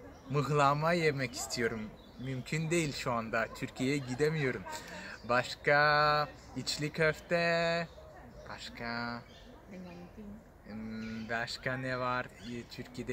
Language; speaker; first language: Turkish; non-native, fluent; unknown